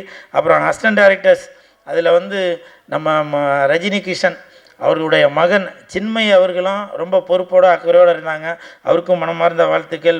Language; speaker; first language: Tamil; native; Tamil